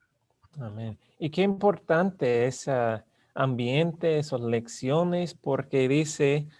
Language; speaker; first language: Spanish; non-native, learner; English